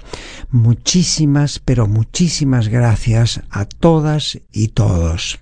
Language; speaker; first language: Spanish; native; Spanish